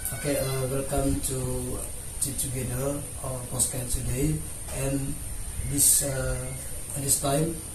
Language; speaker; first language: English; non-native, learner; Indonesian